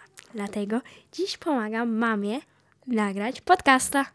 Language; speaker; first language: Polish; early bilingual, heritage; Polish